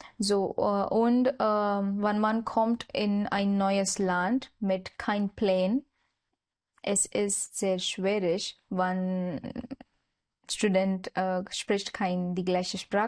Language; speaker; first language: German; non-native, learner; Marathi